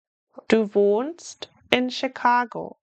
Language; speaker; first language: German; non-native, fluent; English